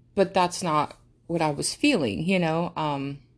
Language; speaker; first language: English; early bilingual, other home language; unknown